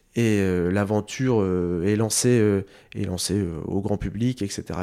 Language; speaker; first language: French; native; French